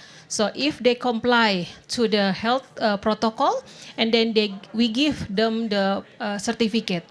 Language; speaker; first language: English; non-native, fluent; Indonesian